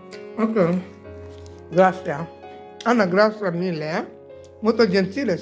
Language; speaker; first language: Italian; non-native, learner; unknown